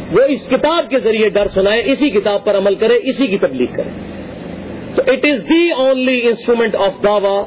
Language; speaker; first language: Urdu; non-native, local second language; Punjabi